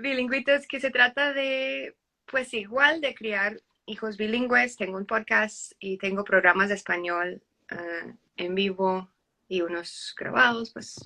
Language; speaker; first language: Spanish; early bilingual, heritage; English